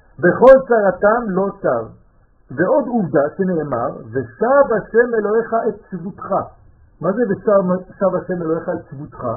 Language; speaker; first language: Hebrew; non-native, fluent; French